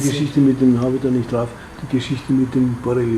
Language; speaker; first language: German; native; German